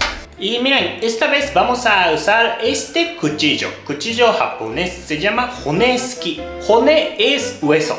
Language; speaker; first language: Spanish; non-native, fluent; Japanese